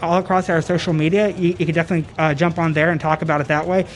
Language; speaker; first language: English; native; English